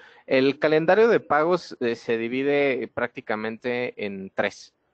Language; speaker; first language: Spanish; native; Spanish